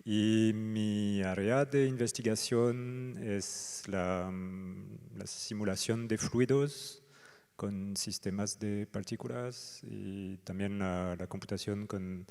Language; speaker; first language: Spanish; non-native, fluent; French